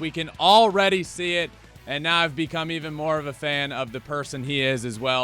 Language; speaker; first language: English; native; English